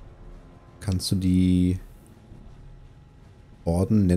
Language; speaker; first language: German; native; German